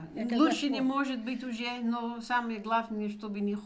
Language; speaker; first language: Russian; non-native, fluent; Dutch